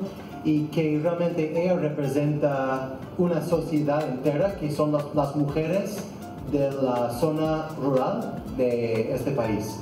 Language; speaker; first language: Spanish; non-native, fluent; English